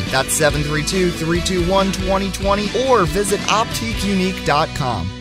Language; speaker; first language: English; native; English